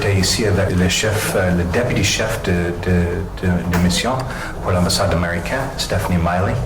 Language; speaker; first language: French; non-native, fluent; English